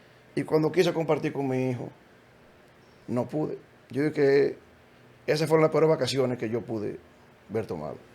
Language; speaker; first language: Spanish; native; Spanish